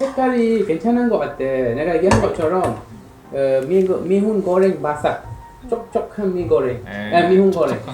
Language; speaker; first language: Korean; non-native, fluent; Malay